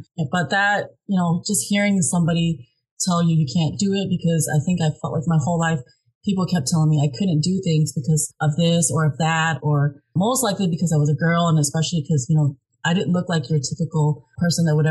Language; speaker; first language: English; early bilingual, other home language; Hmong